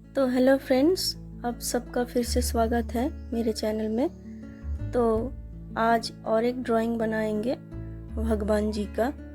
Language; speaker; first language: Hindi; non-native, local second language; Bangla